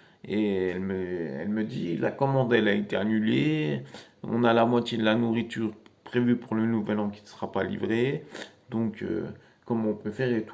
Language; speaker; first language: French; native; French